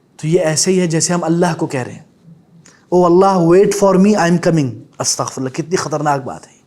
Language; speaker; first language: Urdu; native; Urdu